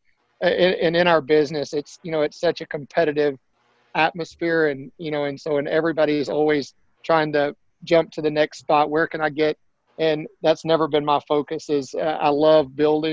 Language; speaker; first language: English; native; English